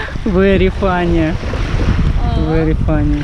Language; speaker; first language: English; non-native, learner; Russian